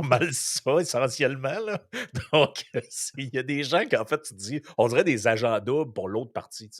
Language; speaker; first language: French; native; French